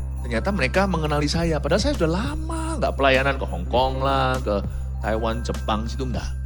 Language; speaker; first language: Indonesian; native; Indonesian